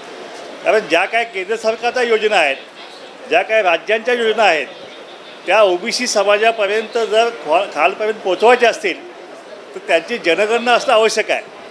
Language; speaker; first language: Marathi; native; Marathi